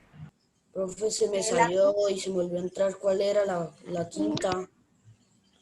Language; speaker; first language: Spanish; native; Spanish